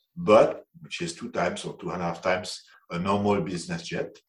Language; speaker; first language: English; non-native, fluent; French